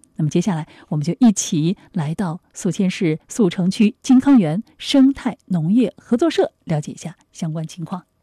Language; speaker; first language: Chinese; native; Chinese